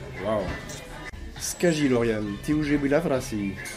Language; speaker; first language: Russian; non-native, fluent; French